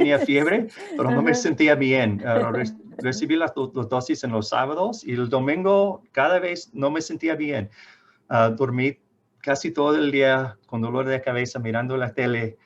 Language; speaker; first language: Spanish; non-native, fluent; English